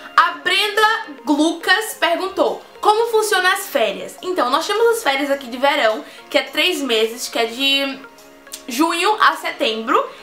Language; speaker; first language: Portuguese; native; Portuguese